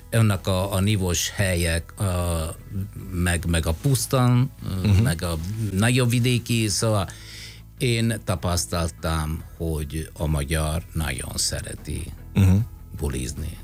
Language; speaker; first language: Hungarian; non-native, fluent; Italian